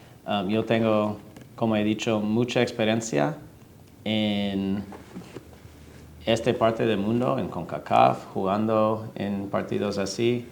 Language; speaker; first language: Spanish; non-native, fluent; English